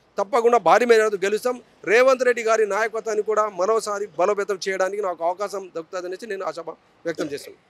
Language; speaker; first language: Telugu; non-native, local second language; Lambadi